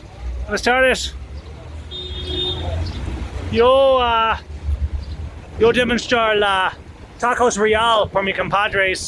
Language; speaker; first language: Spanish; non-native, learner; English